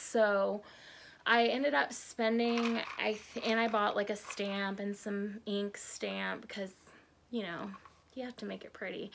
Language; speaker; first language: English; native; English